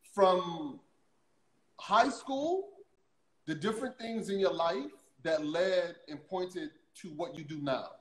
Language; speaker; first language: English; native; English